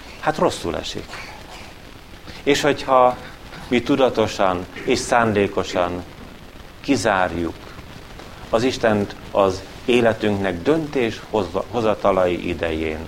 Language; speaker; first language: Hungarian; native; Hungarian